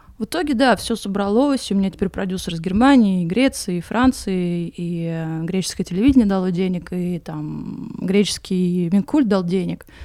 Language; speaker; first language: Russian; native; Russian